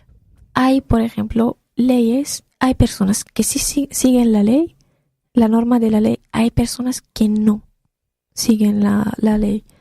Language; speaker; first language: Spanish; non-native, fluent; Arabic